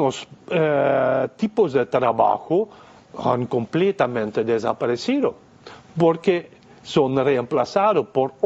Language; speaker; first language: Spanish; non-native, fluent; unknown